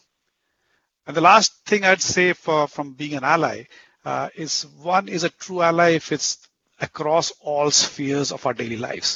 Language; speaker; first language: English; non-native, local second language; Hindi